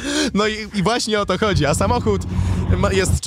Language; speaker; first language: Polish; native; Polish